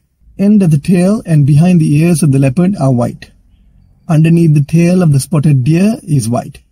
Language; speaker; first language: English; non-native, local second language; Sinhala